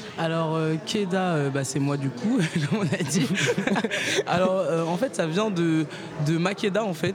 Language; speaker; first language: French; native; French